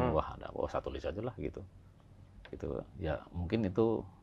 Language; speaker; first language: Indonesian; native; Indonesian